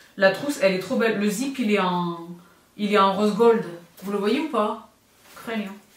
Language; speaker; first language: French; native; French